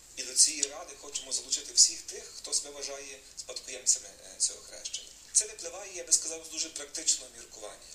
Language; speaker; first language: Ukrainian; native; Ukrainian